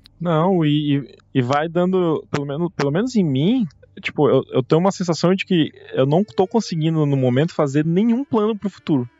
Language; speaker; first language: Portuguese; native; Portuguese